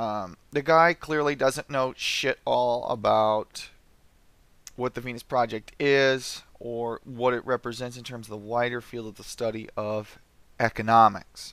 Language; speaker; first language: English; native; English